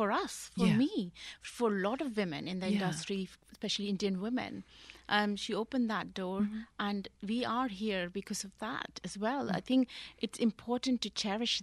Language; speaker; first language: English; non-native, local second language; Punjabi